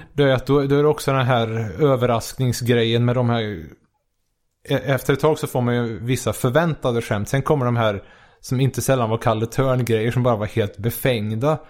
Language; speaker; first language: Swedish; native; Swedish